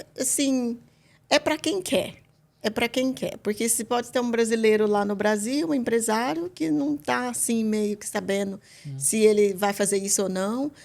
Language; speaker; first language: Portuguese; native; Portuguese